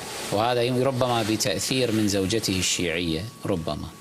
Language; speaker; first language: Arabic; native; Arabic